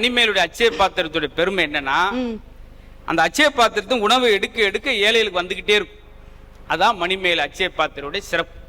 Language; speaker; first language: Tamil; native; Tamil